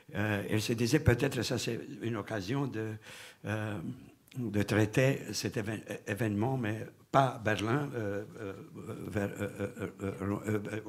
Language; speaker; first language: French; non-native, fluent; Romanian